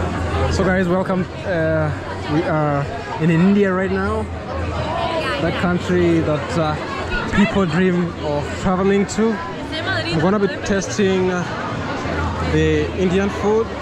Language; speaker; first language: English; non-native, local second language; Swahili